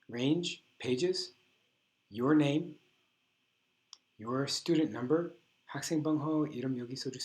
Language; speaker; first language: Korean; non-native, learner; English